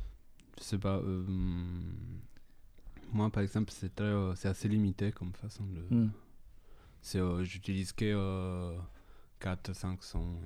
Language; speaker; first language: French; non-native, fluent; Italian